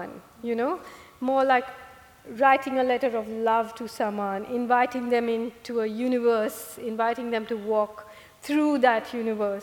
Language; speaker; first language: English; non-native, local second language; Malayalam